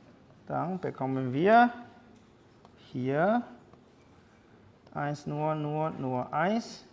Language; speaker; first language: German; non-native, learner; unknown